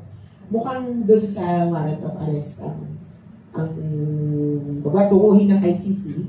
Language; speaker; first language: Filipino; native; Filipino